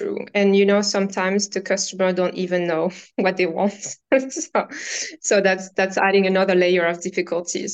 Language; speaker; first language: English; non-native, fluent; French